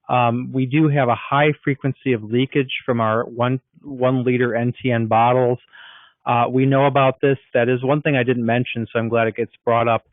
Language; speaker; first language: English; native; English